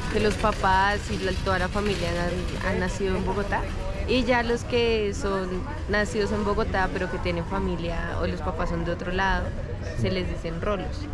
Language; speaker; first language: Spanish; native; Spanish